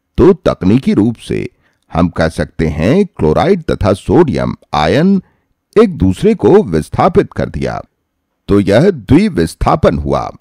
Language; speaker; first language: Hindi; native; Hindi